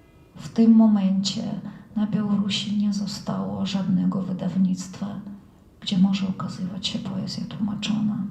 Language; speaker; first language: Polish; non-native, fluent; Russian